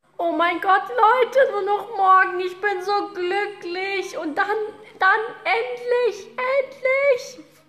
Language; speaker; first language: German; early bilingual, other home language; Russian